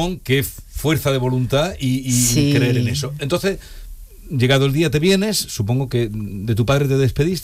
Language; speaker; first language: Spanish; native; Spanish